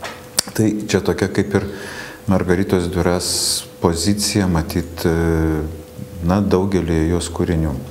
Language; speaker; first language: Lithuanian; native; Lithuanian